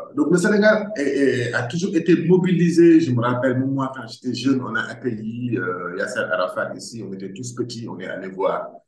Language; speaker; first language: French; non-native, local second language; Wolof